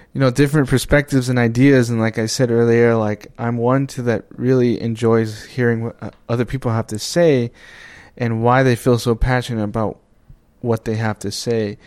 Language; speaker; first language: English; native; English